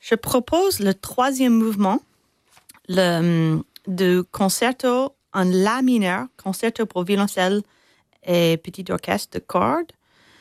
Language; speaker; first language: French; non-native, fluent; English